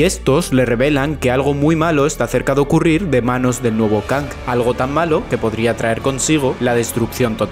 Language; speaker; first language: Spanish; native; Spanish